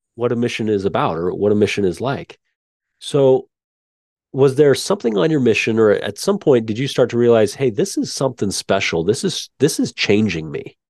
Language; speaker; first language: English; native; English